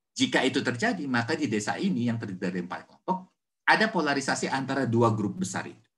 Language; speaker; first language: Indonesian; native; Indonesian